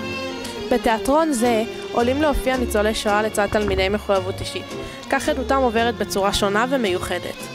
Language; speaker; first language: Hebrew; native; Hebrew